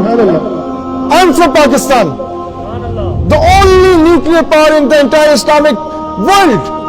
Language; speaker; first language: Urdu; native; Urdu